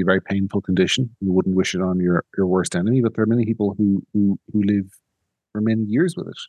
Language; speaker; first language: English; native; English